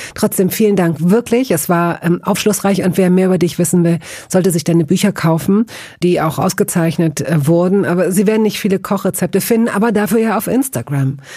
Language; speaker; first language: German; native; German